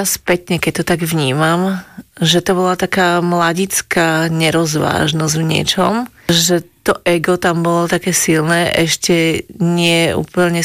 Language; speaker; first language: Slovak; native; Slovak